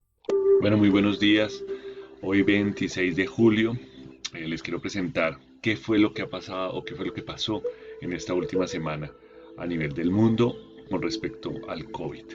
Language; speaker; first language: Spanish; native; Spanish